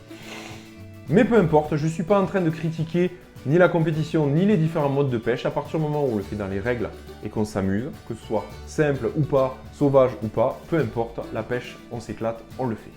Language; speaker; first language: French; native; French